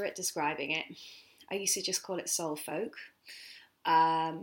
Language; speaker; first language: English; native; English